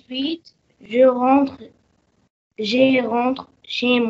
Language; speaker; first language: French; non-native, learner; Arabic